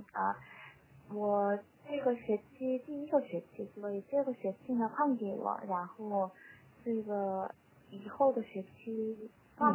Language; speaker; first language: Chinese; non-native, learner; Korean